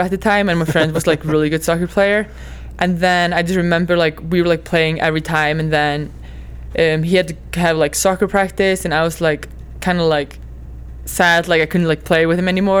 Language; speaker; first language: English; non-native, fluent; Icelandic